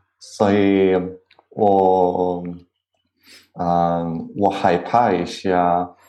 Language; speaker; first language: Chinese; non-native, learner; German